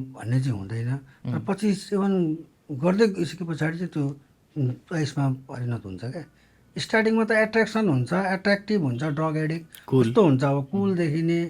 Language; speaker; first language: Nepali; native; Nepali